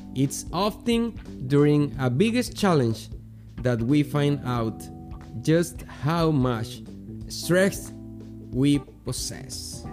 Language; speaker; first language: English; non-native, learner; Spanish